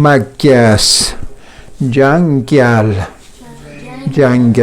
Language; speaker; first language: Persian; non-native, fluent; Urdu